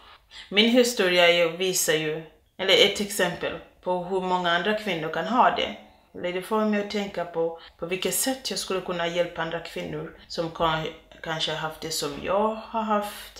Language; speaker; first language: Swedish; non-native, fluent; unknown